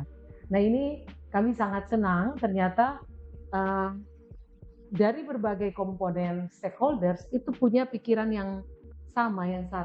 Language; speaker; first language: Indonesian; native; Indonesian